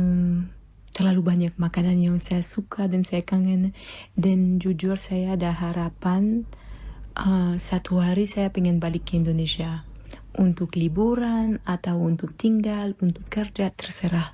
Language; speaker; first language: Indonesian; non-native, fluent; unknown